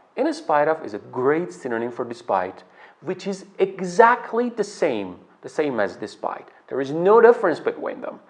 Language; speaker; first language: English; non-native, fluent; Persian